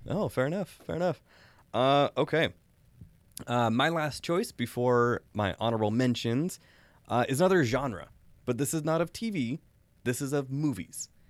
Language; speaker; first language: English; native; English